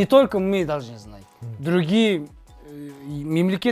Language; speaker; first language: Russian; non-native, learner; Kazakh